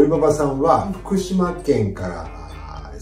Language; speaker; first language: Japanese; native; Japanese